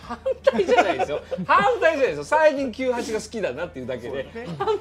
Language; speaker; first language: Japanese; native; Japanese